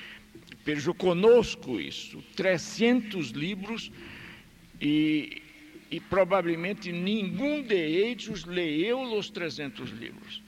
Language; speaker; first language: Spanish; non-native, fluent; Portuguese